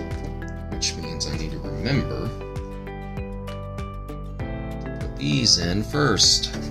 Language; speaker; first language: English; native; English